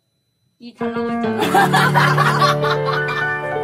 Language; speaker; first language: Chinese; non-native, learner; Thai